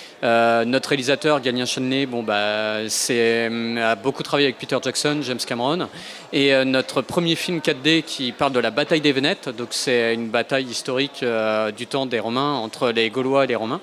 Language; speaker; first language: French; native; French